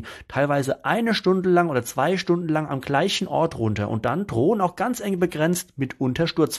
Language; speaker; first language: German; native; German